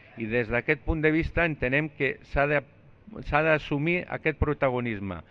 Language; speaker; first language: Catalan; non-native, local second language; Spanish